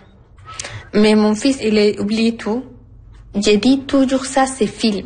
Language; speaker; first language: French; non-native, learner; Arabic